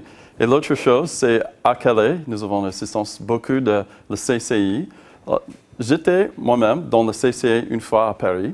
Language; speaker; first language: French; non-native, learner; English